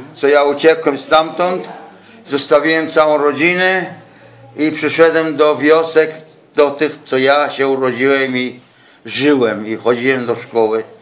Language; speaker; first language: Polish; non-native, local second language; Yiddish